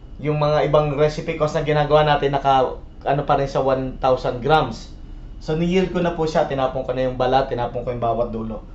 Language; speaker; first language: Filipino; non-native, local second language; Cebuano